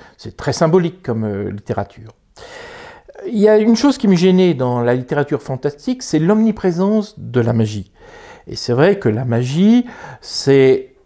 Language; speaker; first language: French; native; French